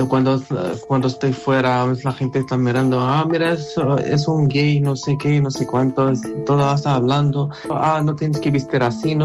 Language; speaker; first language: Spanish; non-native, learner; Arabic